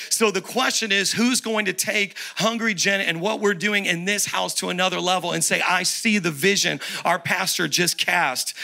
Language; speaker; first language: English; native; English